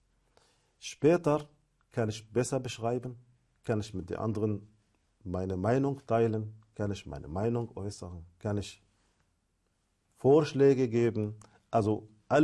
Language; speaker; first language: German; non-native, fluent; Arabic